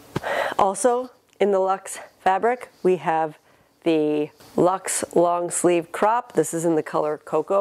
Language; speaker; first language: English; native; English